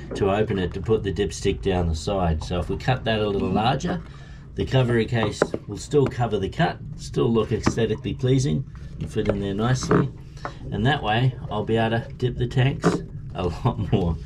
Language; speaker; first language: English; native; English